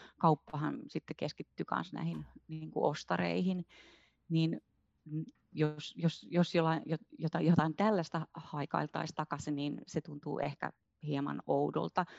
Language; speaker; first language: Finnish; native; Finnish